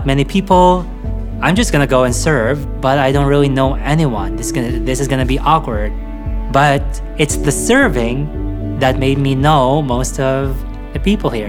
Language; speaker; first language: English; non-native, local second language; Filipino